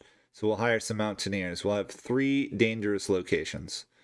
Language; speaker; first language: English; native; English